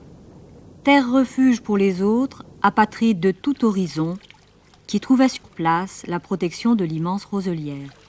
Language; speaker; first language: French; native; French